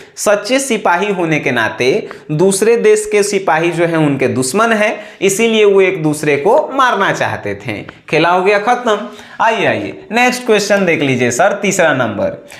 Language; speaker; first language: Hindi; native; Hindi